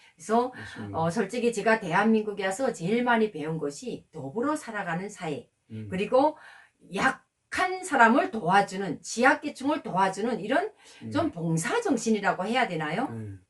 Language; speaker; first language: Korean; native; Korean